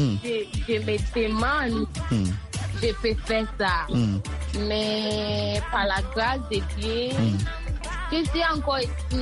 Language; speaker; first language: French; non-native, learner; Akan